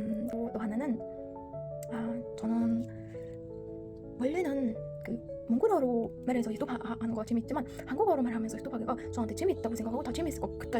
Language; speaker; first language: Korean; non-native, learner; Mongolian